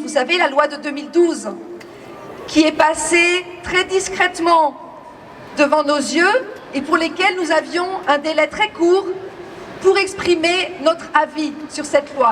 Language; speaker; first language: French; native; French